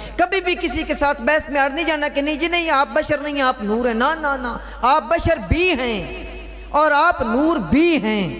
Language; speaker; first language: Urdu; non-native, local second language; Punjabi